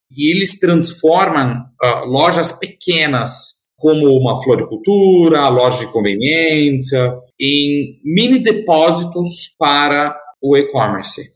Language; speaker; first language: Portuguese; non-native, fluent; German